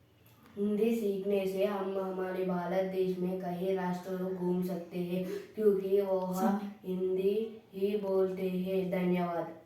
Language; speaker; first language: Hindi; non-native, local second language; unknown